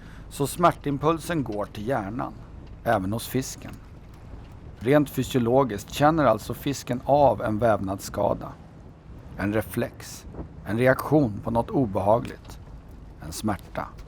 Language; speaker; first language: Swedish; native; Swedish